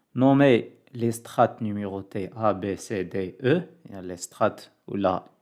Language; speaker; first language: French; non-native, local second language; Arabic